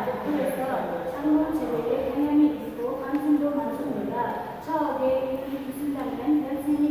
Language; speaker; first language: Korean; non-native, learner; Nepali